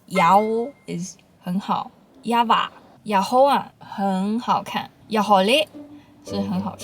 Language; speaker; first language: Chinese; early bilingual, heritage; Chinese